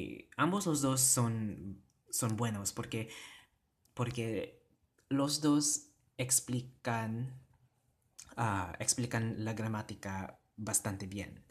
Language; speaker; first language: Spanish; non-native, learner; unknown